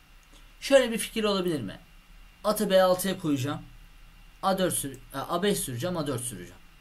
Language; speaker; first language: Turkish; native; Turkish